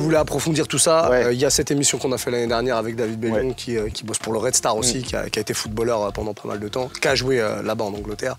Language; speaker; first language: French; native; French